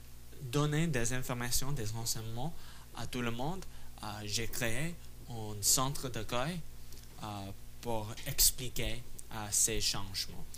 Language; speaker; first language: French; non-native, fluent; English